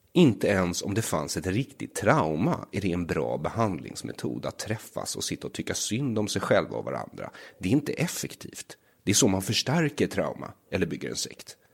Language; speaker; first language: Swedish; native; Swedish